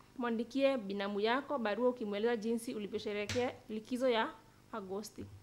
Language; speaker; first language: Swahili; non-native, local second language; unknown